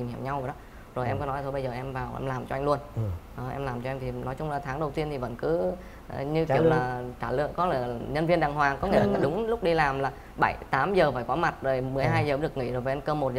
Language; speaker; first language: Vietnamese; native; Vietnamese